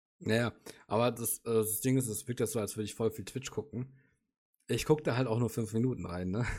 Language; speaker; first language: German; native; German